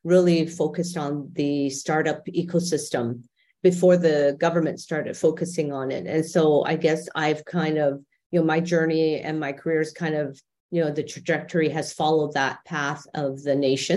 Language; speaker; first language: English; native; English